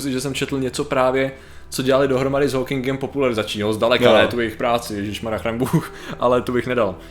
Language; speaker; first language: Czech; native; Czech